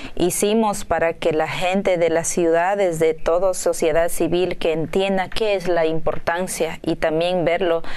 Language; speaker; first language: Spanish; native; Spanish